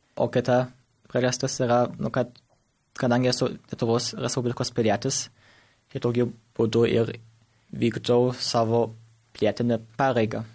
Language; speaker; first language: Lithuanian; early bilingual, heritage; Lithuanian